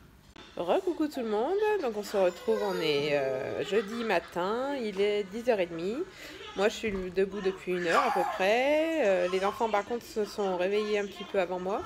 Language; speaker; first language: French; native; French